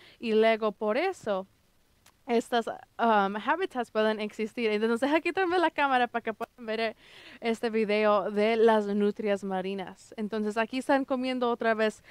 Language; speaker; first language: Spanish; early bilingual, heritage; Spanish